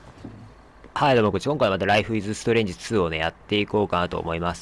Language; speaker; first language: Japanese; native; Japanese